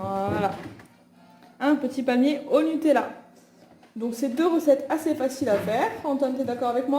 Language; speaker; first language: French; native; French